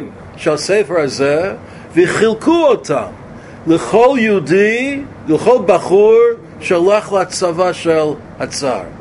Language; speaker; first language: Hebrew; non-native, fluent; English